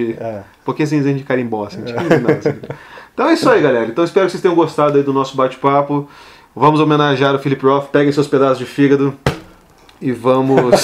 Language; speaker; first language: Portuguese; native; Portuguese